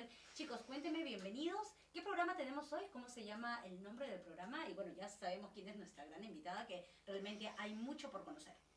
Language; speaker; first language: Spanish; native; Spanish